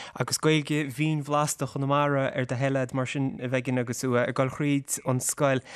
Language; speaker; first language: Irish; native; Irish